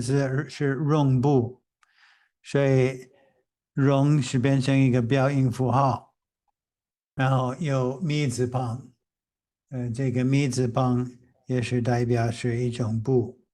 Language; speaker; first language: Chinese; non-native, fluent; English